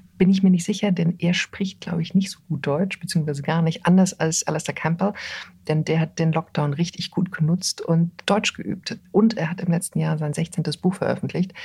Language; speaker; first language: German; native; German